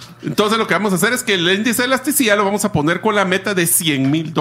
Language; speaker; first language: Spanish; native; Spanish